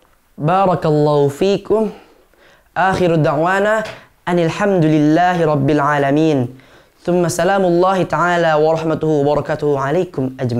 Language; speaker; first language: Arabic; non-native, learner; Indonesian